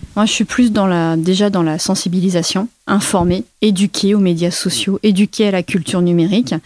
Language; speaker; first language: French; native; French